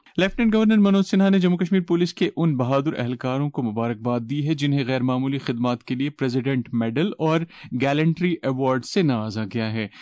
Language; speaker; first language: Urdu; non-native, local second language; Kashmiri